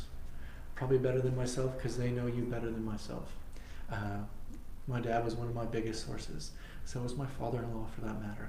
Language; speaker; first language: English; native; English